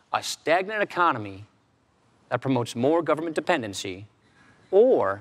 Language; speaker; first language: English; native; English